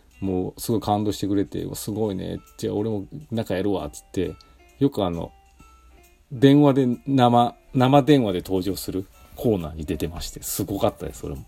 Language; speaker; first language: Japanese; native; Japanese